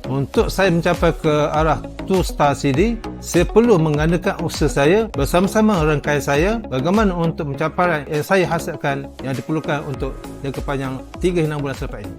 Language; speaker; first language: Malay; native; Malay